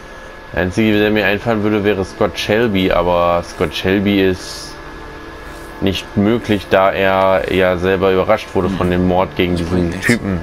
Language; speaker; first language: German; native; German